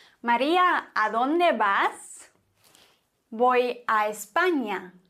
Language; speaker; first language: Spanish; non-native, fluent; German